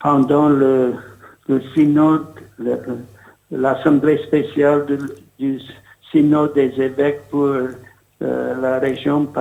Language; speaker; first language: French; non-native, learner; English